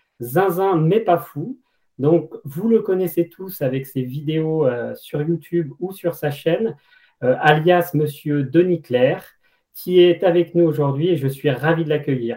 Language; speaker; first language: French; native; French